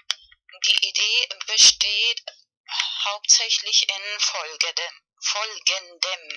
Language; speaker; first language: German; non-native, learner; Spanish